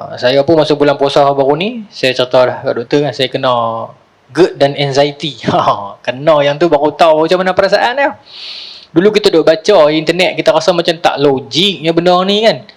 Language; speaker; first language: Malay; native; Malay